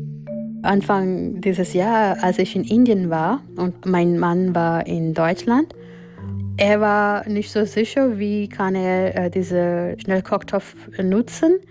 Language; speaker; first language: German; non-native, learner; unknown